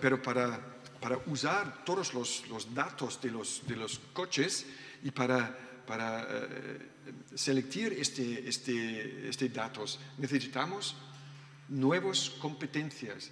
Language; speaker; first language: Spanish; non-native, learner; German